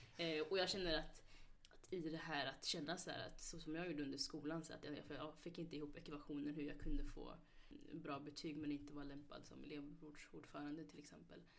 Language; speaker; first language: Swedish; early bilingual, other home language; Somali